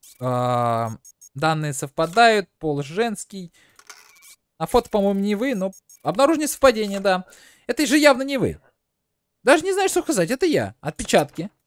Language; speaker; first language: Russian; native; Russian